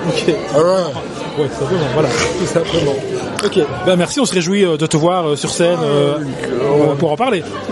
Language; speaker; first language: French; native; French